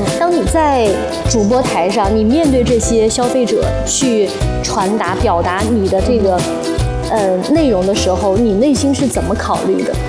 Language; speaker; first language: Chinese; native; Chinese